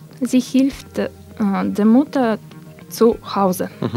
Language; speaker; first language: German; non-native, learner; Russian